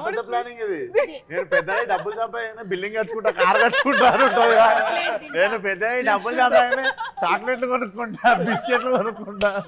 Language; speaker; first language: Telugu; native; Telugu